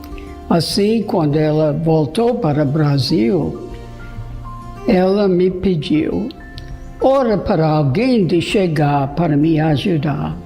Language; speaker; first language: Portuguese; non-native, fluent; English